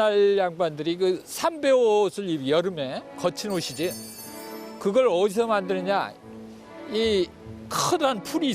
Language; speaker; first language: Korean; native; Korean